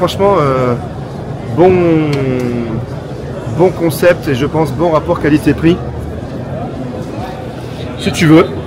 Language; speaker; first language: French; native; French